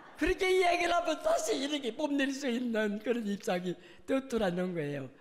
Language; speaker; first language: Korean; non-native, fluent; French